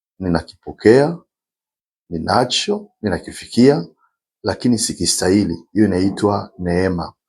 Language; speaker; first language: Swahili; non-native, local second language; Rundi